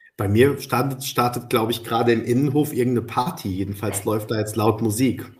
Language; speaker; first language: German; early bilingual, other home language; Spanish